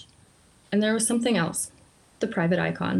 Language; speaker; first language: English; early bilingual, other home language; Polish